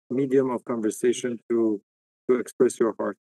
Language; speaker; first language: English; non-native, fluent; Persian